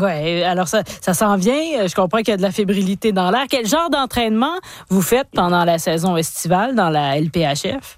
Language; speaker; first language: French; native; French